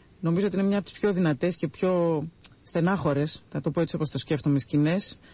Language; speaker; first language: Greek; native; Greek